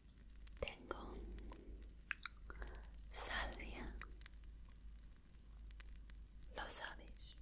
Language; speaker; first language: Spanish; non-native, learner; English